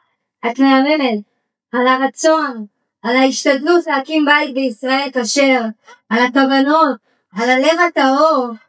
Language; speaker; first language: Hebrew; native; Hebrew